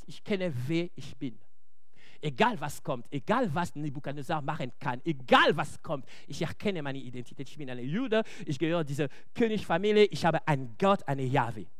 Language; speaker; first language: German; non-native, fluent; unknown